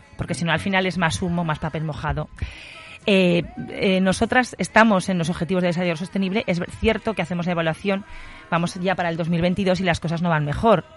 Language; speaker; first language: Spanish; native; Spanish